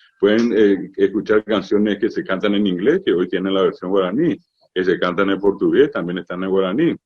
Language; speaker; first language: Spanish; non-native, local second language; Guarani